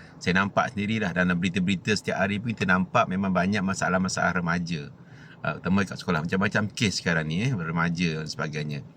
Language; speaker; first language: Malay; native; Malay